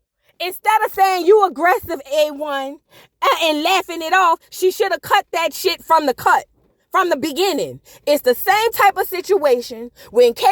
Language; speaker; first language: English; native; English